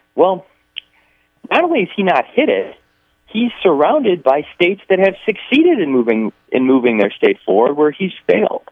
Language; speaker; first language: English; native; English